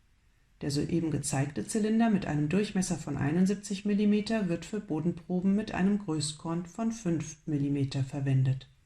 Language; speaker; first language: German; native; German